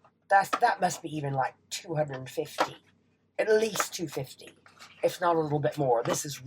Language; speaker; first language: English; native; English